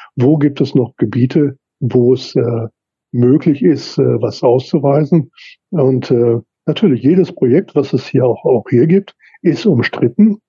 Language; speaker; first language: German; native; German